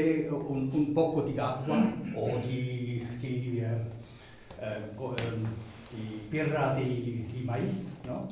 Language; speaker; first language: Italian; non-native, fluent; Spanish